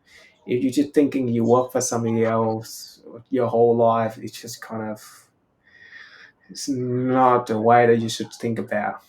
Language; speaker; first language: English; non-native, fluent; Vietnamese